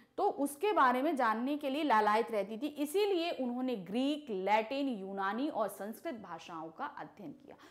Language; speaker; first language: Hindi; native; Hindi